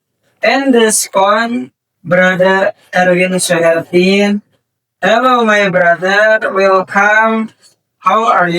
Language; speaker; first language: English; non-native, learner; Indonesian